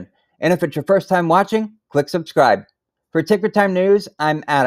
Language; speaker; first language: English; native; English